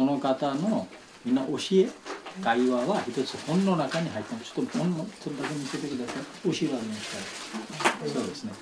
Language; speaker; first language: Japanese; non-native, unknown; Bangla